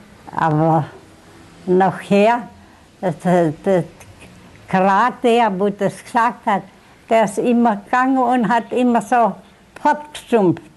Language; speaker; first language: German; early bilingual, heritage; German